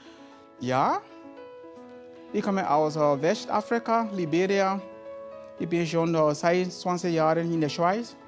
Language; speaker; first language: German; non-native, learner; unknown